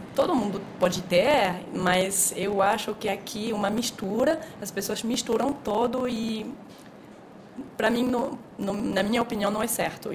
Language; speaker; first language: Portuguese; non-native, fluent; French